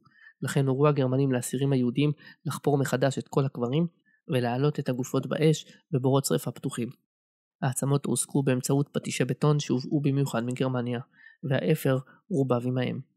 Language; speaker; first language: Hebrew; native; Hebrew